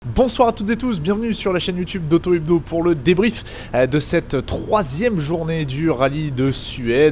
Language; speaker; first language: French; native; French